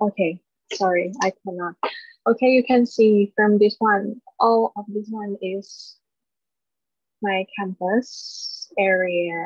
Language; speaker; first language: English; non-native, learner; Thai